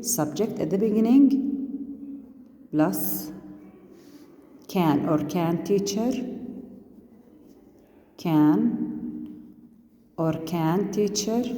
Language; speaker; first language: English; non-native, learner; Arabic